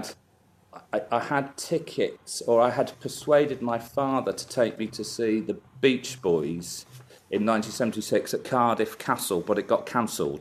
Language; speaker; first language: English; native; English